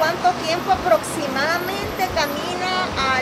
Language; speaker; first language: Spanish; native; Spanish